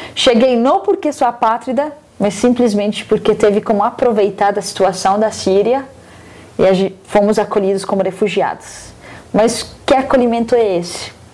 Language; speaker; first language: Portuguese; non-native, fluent; Arabic